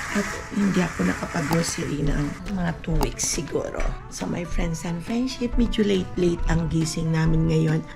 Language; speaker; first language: Filipino; non-native, local second language; Cebuano